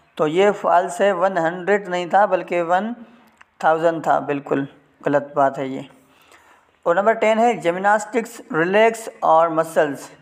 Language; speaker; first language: Urdu; non-native, local second language; Sindhi